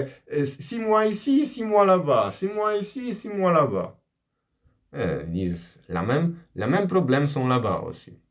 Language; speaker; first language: French; non-native, fluent; Polish